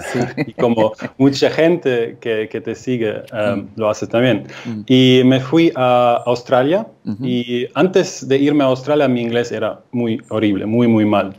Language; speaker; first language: Spanish; non-native, fluent; Russian